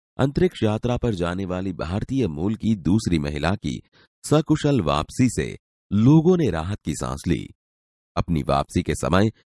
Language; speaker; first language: Hindi; non-native, local second language; Gujarati